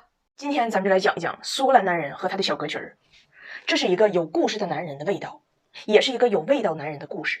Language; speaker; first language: Chinese; native; Chinese